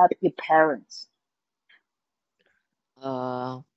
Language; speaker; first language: English; non-native, learner; Vietnamese